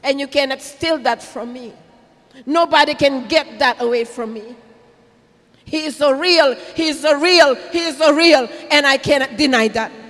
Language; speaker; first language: English; non-native, local second language; Filipino